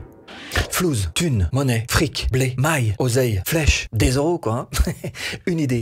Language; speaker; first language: French; native; French